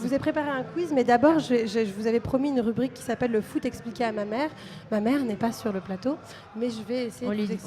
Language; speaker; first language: French; native; French